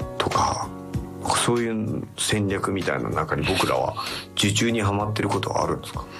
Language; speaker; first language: Japanese; native; Japanese